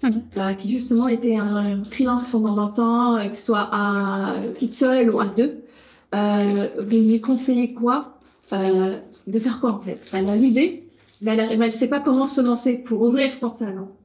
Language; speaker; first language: French; native; French